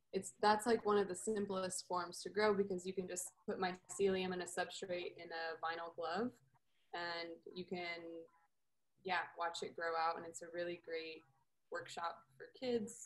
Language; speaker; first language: English; native; English